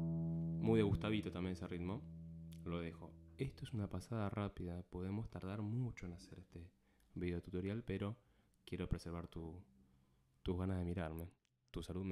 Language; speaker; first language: Spanish; native; Spanish